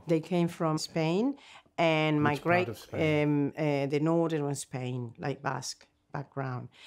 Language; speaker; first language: English; non-native, fluent; Spanish